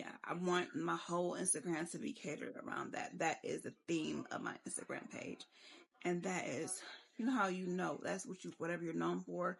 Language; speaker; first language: English; native; English